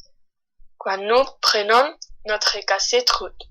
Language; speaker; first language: French; non-native, learner; Spanish